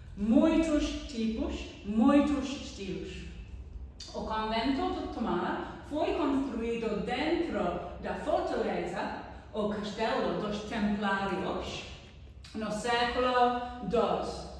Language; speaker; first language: Portuguese; non-native, learner; English